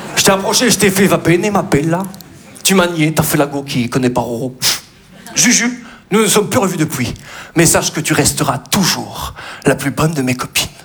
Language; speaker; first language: French; native; French